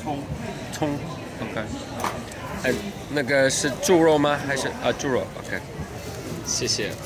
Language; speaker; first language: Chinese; non-native, learner; English